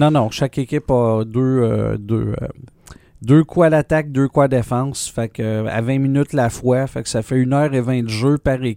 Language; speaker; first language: French; native; French